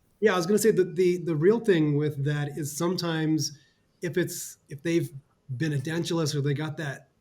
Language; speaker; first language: English; native; English